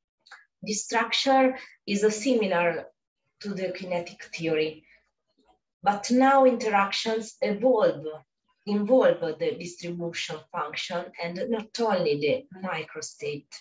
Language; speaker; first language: English; non-native, fluent; Italian